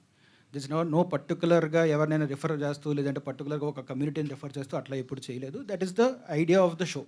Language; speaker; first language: Telugu; native; Telugu